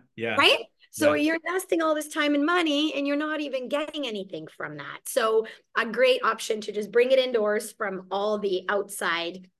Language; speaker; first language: English; early bilingual, other home language; Hungarian